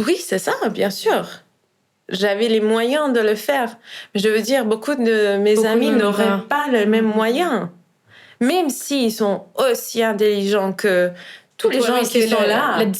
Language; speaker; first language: French; non-native, fluent; Persian